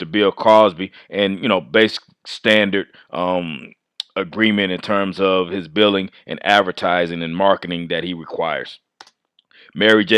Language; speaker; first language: English; native; English